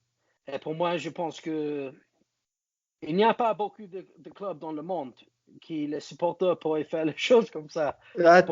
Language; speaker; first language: French; non-native, learner; English